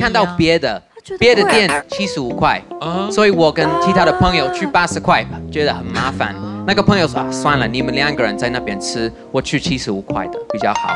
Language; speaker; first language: Chinese; non-native, fluent; English